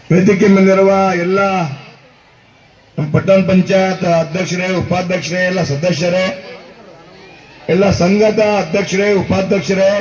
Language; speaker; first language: Kannada; non-native, local second language; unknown